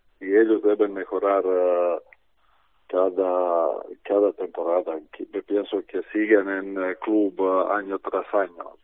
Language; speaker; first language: Spanish; non-native, fluent; Croatian